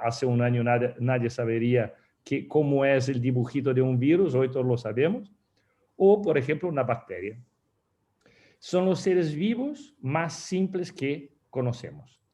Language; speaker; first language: Spanish; non-native, fluent; Portuguese